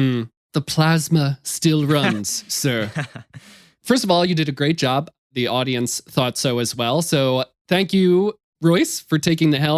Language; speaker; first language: English; native; English